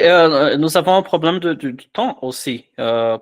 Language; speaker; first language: French; non-native, fluent; Portuguese